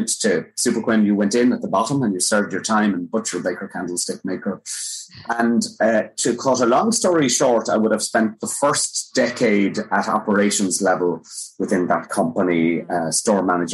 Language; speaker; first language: English; native; English